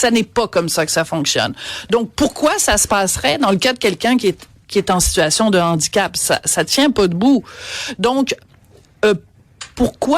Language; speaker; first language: French; native; French